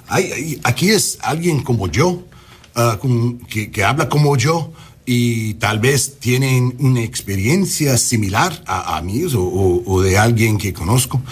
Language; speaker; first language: Spanish; non-native, learner; English